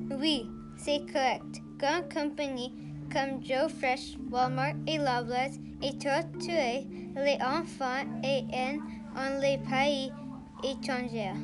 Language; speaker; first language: French; non-native, learner; English